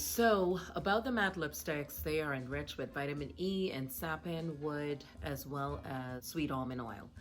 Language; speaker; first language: English; native; English